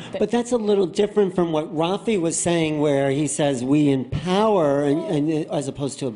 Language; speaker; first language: English; native; English